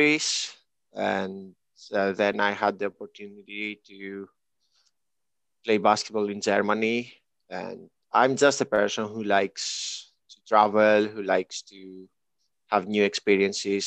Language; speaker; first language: English; non-native, fluent; Greek